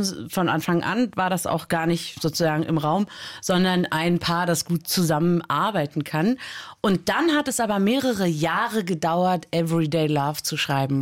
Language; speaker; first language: German; native; German